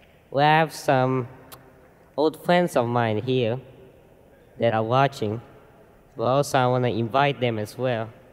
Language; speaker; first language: English; early bilingual, other home language; Indonesian